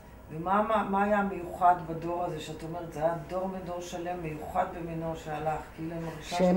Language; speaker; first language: Hebrew; native; Hebrew